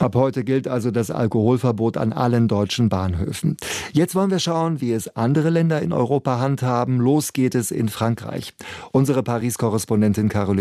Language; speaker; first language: German; native; German